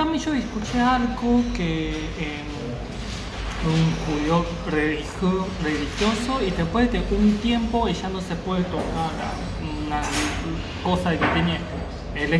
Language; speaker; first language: Spanish; non-native, learner; Chinese